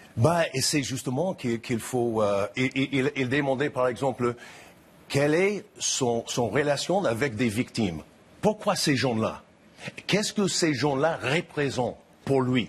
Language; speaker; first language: French; non-native, fluent; English